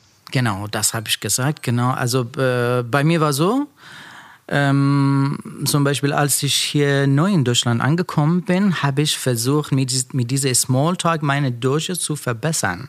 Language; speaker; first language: German; non-native, learner; Persian